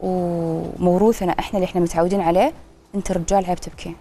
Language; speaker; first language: Arabic; native; Arabic